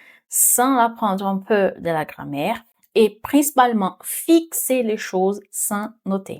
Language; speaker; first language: French; non-native, fluent; Portuguese